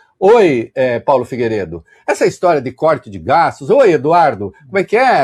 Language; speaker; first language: Portuguese; native; Portuguese